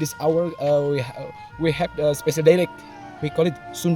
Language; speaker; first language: English; non-native, learner; Sundanese